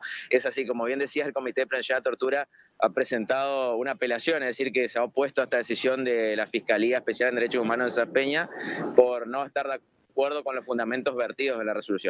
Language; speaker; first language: Spanish; native; Spanish